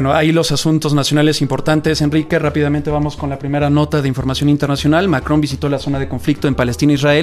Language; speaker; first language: Spanish; native; Spanish